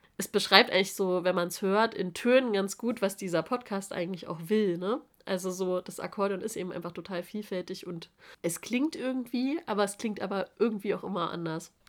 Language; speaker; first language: German; native; German